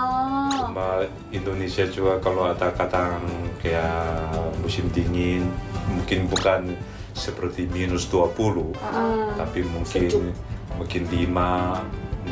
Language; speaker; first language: Indonesian; non-native, fluent; Korean